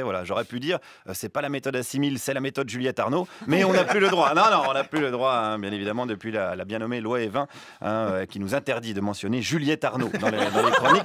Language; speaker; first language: French; native; French